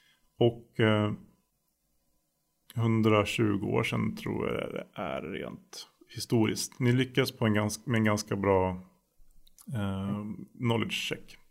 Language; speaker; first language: Swedish; native; Swedish